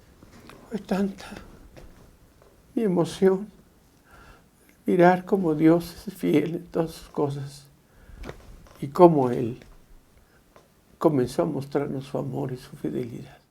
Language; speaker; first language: Spanish; native; Spanish